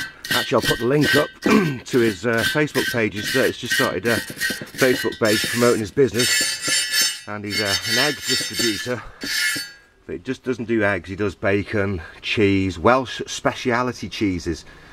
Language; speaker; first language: English; native; English